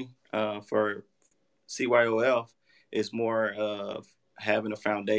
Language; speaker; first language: English; native; English